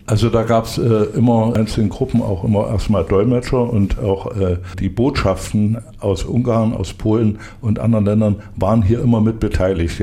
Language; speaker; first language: German; native; German